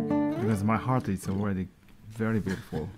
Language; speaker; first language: English; non-native, learner; Japanese